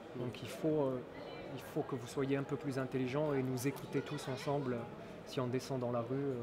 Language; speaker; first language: French; non-native, local second language; Arabic